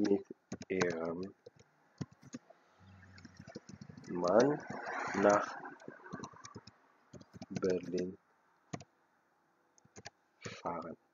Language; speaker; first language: German; non-native, fluent; Amharic